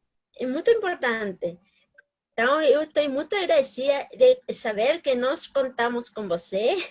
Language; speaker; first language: Portuguese; non-native, learner; Spanish